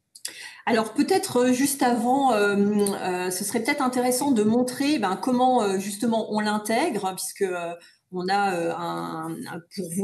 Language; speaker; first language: French; native; French